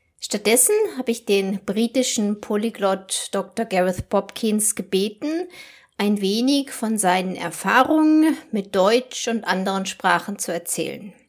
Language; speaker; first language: German; native; German